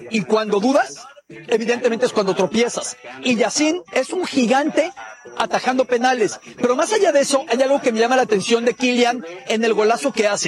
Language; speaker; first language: Spanish; native; Spanish